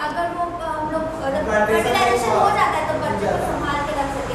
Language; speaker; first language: Hindi; native; Hindi